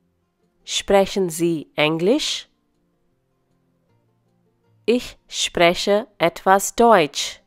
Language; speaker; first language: German; non-native, fluent; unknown